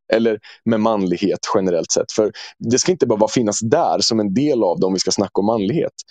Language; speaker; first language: Swedish; early bilingual, other home language; Turkish